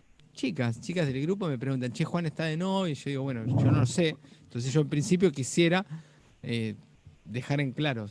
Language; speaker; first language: Spanish; native; Spanish